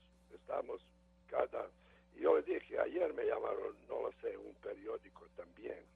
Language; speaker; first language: Spanish; non-native, learner; Serbian